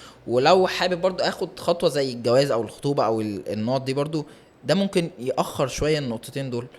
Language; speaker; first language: Arabic; native; Arabic